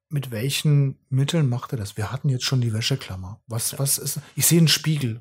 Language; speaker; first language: German; native; German